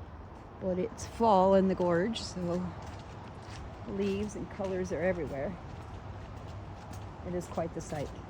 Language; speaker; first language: English; native; English